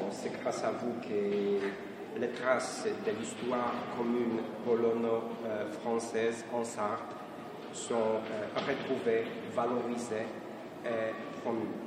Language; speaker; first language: French; non-native, fluent; Polish